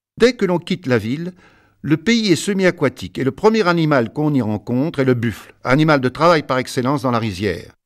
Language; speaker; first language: French; native; French